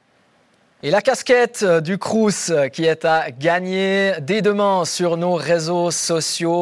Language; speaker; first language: French; native; French